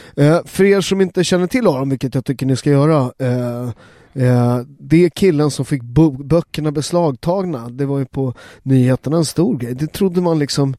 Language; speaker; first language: Swedish; native; Swedish